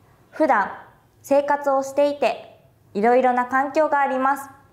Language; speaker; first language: Japanese; non-native, fluent; Vietnamese